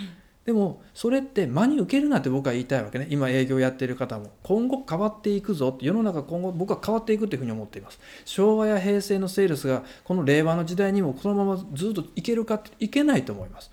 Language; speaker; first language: Japanese; native; Japanese